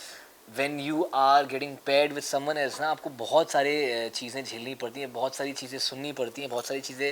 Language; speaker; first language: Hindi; native; Hindi